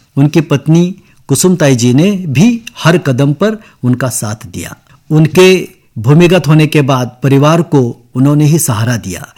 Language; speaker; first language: Hindi; non-native, local second language; Marathi